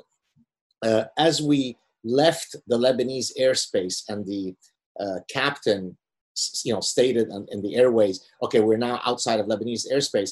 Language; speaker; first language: English; early bilingual, other home language; Arabic